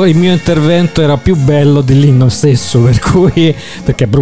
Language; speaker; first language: Italian; native; Italian